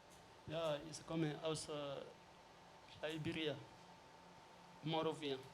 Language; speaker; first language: German; non-native, learner; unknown